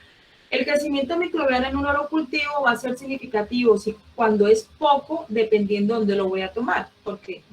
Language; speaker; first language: Spanish; native; Spanish